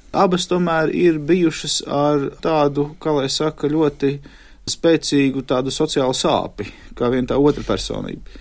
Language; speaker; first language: Latvian; native; Latvian